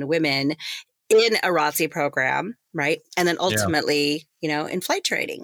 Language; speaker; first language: English; native; English